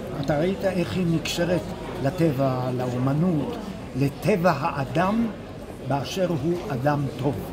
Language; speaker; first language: Hebrew; native; Hebrew